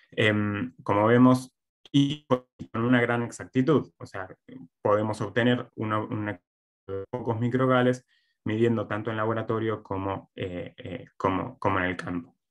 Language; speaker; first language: Spanish; native; Spanish